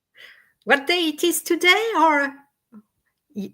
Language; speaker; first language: English; non-native, fluent; French